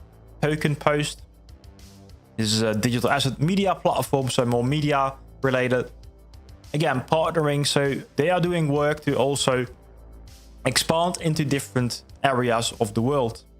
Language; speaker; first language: English; non-native, fluent; Dutch